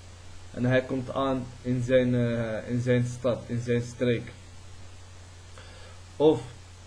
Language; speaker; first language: Dutch; early bilingual, other home language; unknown